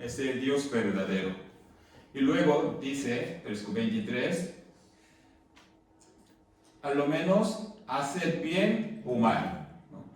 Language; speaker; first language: Spanish; non-native, fluent; Korean